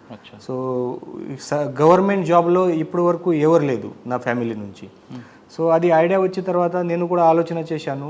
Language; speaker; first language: Telugu; non-native, learner; Marathi